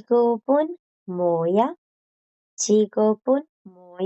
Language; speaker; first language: Korean; non-native, fluent; Spanish